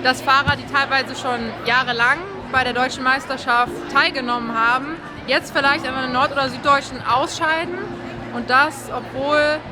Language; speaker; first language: German; native; German